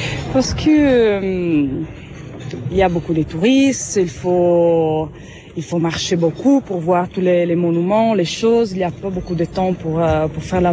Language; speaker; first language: French; non-native, fluent; Italian